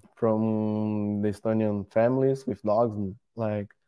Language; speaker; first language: English; non-native, learner; Portuguese